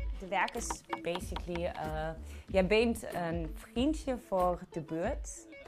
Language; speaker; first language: Dutch; non-native, learner; German